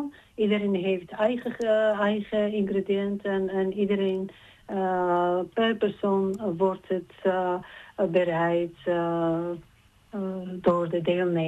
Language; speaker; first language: Dutch; non-native, learner; Georgian